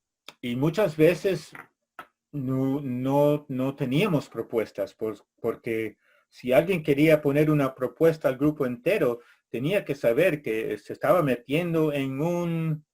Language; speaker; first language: Spanish; non-native, fluent; English